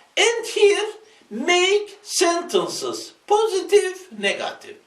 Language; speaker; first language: English; non-native, fluent; Turkish